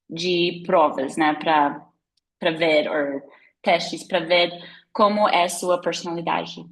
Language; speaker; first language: Portuguese; non-native, fluent; English